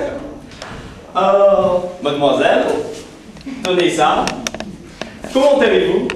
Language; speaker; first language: French; non-native, fluent; Russian